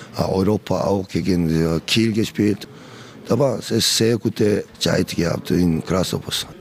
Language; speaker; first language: German; non-native, learner; Korean